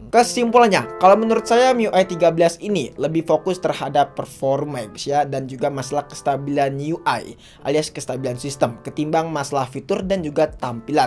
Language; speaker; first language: Indonesian; native; Indonesian